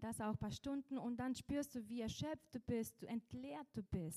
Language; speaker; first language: German; non-native, local second language; Russian